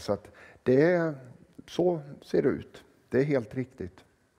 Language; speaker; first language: Swedish; native; Swedish